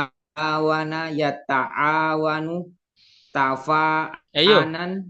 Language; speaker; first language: Arabic; non-native, learner; Indonesian